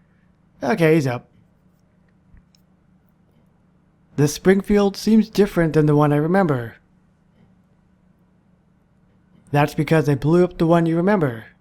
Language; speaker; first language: English; native; English